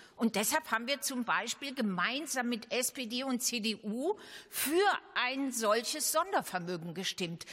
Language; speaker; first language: German; native; German